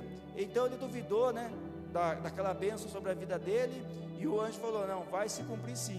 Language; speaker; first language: Portuguese; native; Portuguese